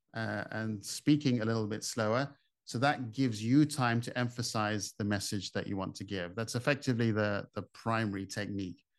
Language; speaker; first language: English; native; English